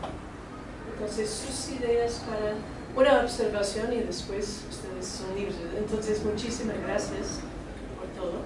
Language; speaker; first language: Spanish; non-native, fluent; English